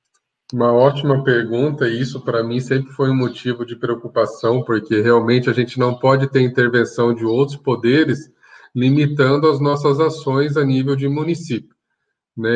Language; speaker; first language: Portuguese; native; Portuguese